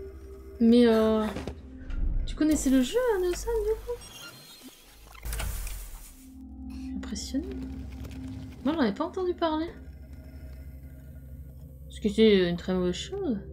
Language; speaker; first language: French; native; French